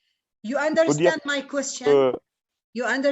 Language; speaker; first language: English; non-native, learner; Arabic